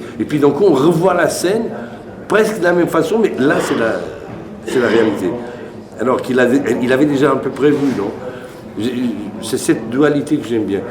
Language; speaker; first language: French; non-native, fluent; Portuguese